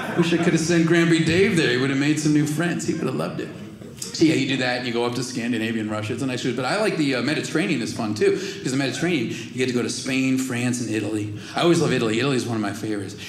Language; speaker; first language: English; native; English